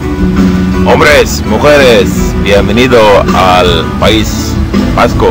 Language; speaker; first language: Spanish; non-native, learner; Swedish